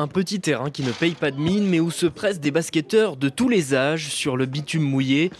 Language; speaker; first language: French; native; French